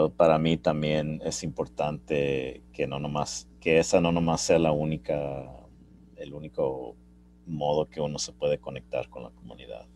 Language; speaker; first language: Spanish; early bilingual, heritage; Spanish